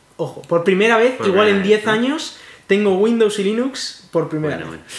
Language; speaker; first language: Spanish; native; Spanish